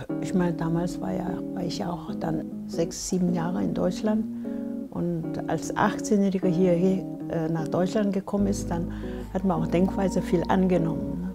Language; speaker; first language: German; non-native, fluent; Korean